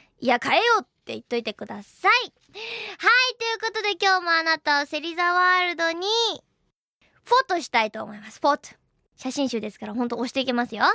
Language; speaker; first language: Japanese; native; Japanese